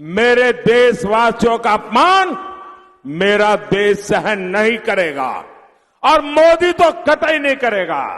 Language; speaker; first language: Hindi; non-native, local second language; Gujarati